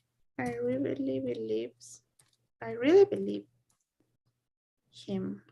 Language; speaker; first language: English; non-native, learner; Spanish